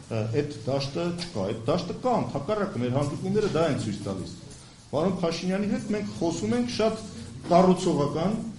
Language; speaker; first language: Armenian; native; Armenian